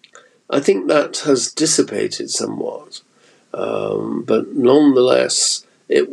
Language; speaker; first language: English; native; English